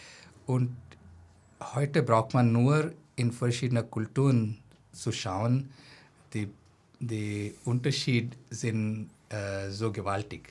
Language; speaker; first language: German; non-native, fluent; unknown